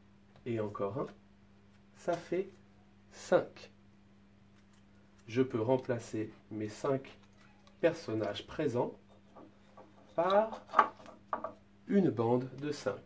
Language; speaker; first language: French; native; French